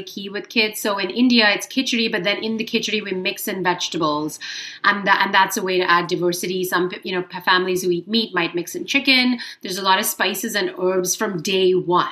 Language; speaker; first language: English; non-native, local second language; Hindi